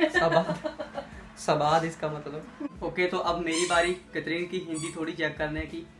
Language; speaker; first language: Hindi; non-native, local second language; Punjabi